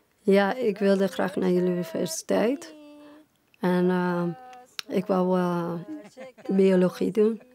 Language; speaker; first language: Dutch; non-native, fluent; Persian